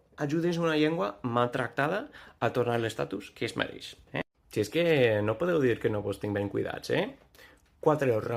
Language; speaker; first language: Catalan; non-native, fluent; English